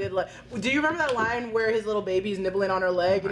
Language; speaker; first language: English; native; English